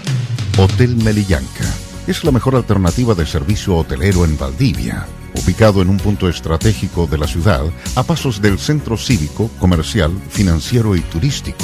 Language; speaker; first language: Spanish; native; Spanish